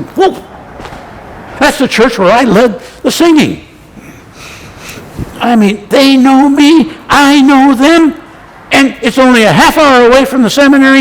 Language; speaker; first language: English; native; English